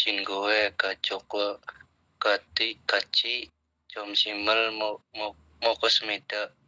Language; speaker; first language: Korean; non-native, learner; Indonesian